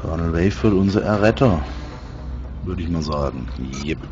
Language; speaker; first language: German; native; German